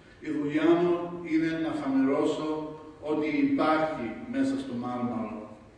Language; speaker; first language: Greek; early bilingual, heritage; Greek